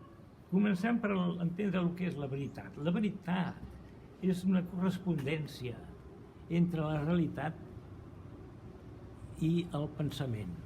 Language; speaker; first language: Catalan; non-native, fluent; Portuguese